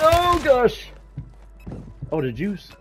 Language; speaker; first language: English; native; English